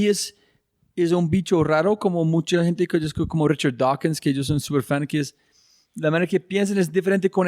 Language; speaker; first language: Spanish; non-native, fluent; English